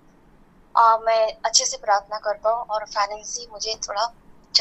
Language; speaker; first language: Hindi; non-native, local second language; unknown